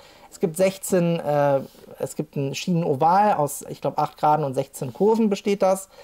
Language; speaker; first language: German; native; German